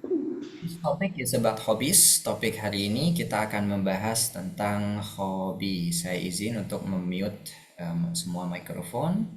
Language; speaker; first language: Indonesian; native; Indonesian